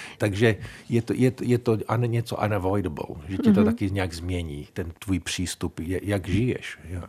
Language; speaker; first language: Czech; early bilingual, heritage; Czech